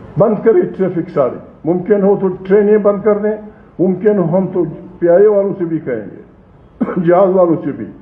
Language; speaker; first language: Urdu; non-native, local second language; Pashto